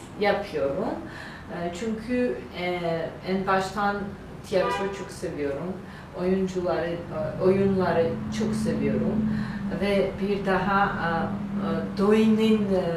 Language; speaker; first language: Turkish; non-native, learner; Georgian